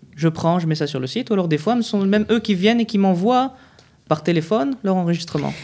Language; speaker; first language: French; native; French